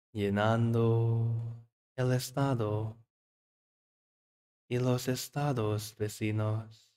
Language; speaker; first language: Spanish; non-native, fluent; English